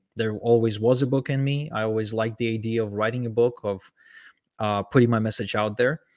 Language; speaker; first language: English; early bilingual, other home language; Ukrainian